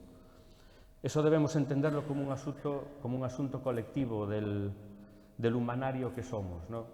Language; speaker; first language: Spanish; native; Spanish